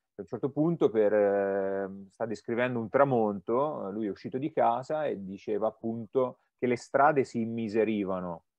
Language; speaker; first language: Italian; native; Italian